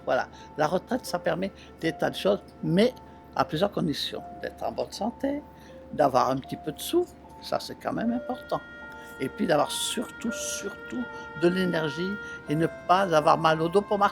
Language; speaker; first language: French; native; French